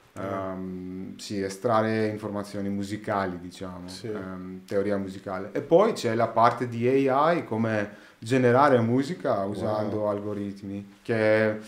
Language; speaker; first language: Italian; non-native, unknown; Greek